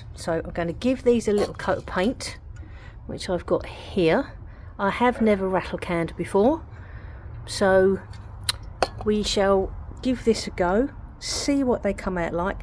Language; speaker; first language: English; native; English